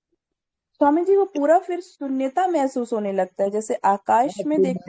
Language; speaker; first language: Hindi; native; Hindi